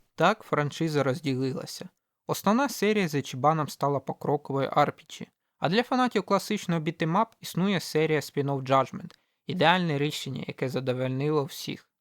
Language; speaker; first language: Ukrainian; native; Ukrainian